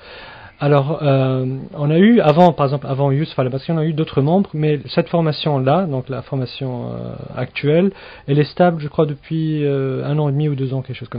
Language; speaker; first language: French; non-native, local second language; Arabic